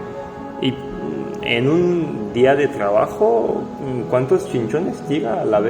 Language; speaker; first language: Spanish; non-native, fluent; French